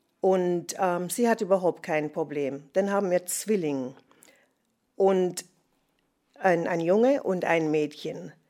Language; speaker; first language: German; non-native, fluent; Jamaican Creole English